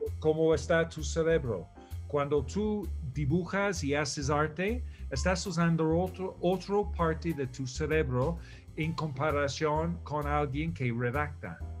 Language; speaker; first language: Spanish; non-native, fluent; English